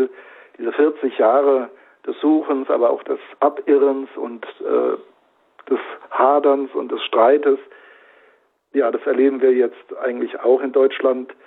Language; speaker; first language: German; native; German